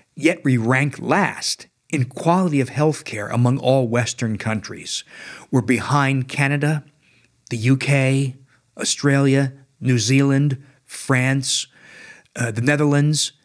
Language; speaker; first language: English; native; English